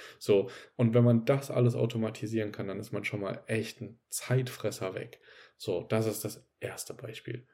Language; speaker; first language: German; native; German